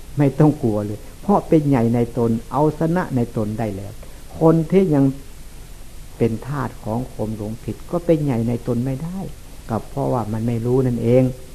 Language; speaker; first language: Thai; non-native, local second language; Lao